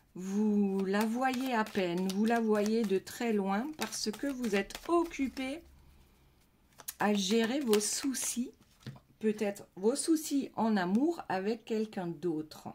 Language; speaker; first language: French; native; French